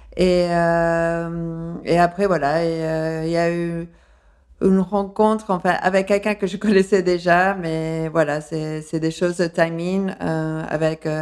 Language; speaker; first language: French; early bilingual, other home language; Spanish